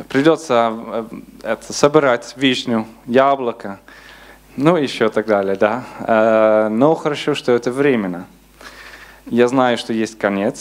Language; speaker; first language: Russian; non-native, learner; Dutch